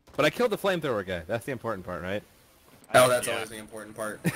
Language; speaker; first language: English; native; English